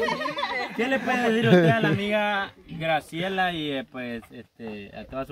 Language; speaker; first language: Spanish; native; Spanish